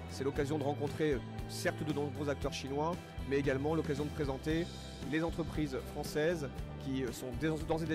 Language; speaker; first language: French; native; French